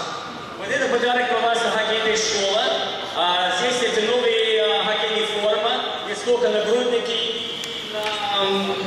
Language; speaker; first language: Russian; non-native, learner; English